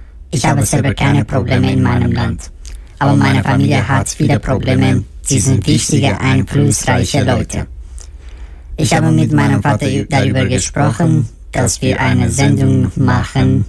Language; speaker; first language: German; non-native, learner; Kurdish